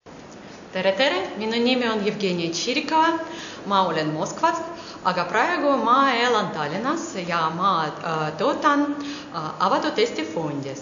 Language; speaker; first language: Estonian; non-native, learner; Russian